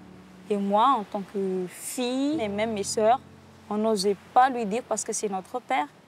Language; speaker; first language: French; non-native, local second language; Malagasy